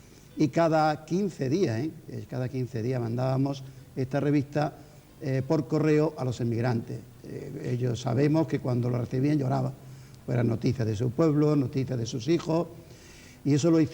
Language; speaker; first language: Spanish; native; Spanish